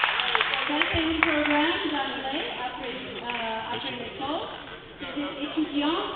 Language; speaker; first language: French; non-native, fluent; English